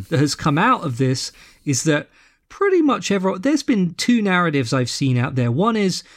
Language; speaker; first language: English; native; English